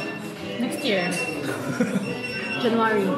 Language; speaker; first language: English; non-native, learner; Cebuano